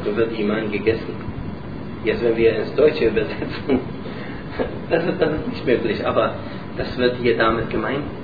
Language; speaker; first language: German; non-native, learner; Arabic